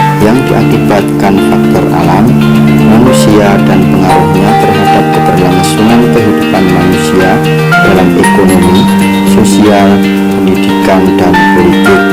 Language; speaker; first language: Indonesian; native; Indonesian